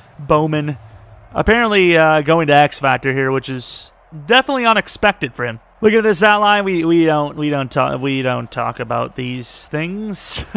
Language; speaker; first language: English; native; English